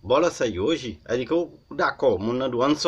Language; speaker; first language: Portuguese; non-native, learner; Haitian Creole